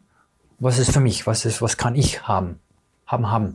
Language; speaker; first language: German; non-native, fluent; English